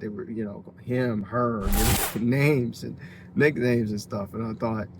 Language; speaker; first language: English; native; English